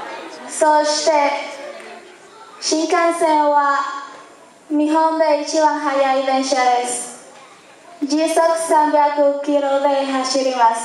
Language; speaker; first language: Japanese; non-native, learner; Spanish